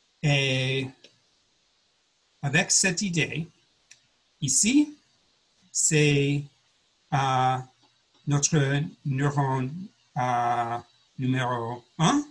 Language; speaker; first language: French; non-native, learner; English